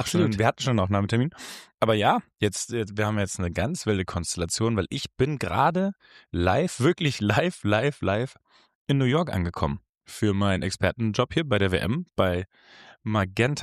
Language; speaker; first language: German; native; German